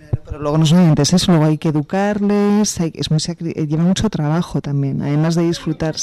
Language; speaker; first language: Spanish; native; Spanish